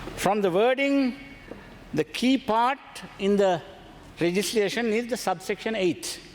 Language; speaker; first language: English; non-native, local second language; Sinhala